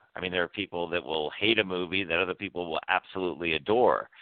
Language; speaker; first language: English; native; English